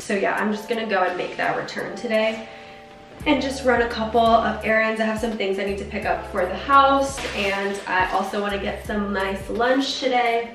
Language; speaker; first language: English; native; English